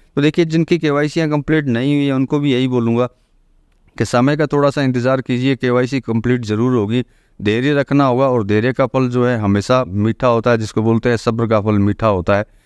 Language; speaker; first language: Hindi; native; Hindi